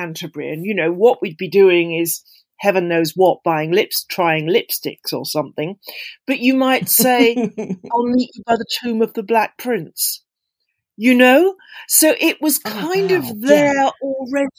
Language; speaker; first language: English; native; English